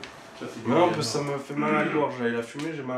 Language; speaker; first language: French; native; French